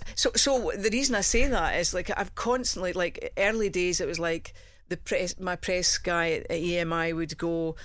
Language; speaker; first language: English; native; English